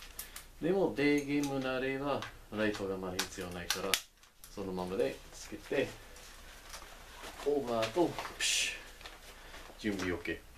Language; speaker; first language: Japanese; non-native, learner; English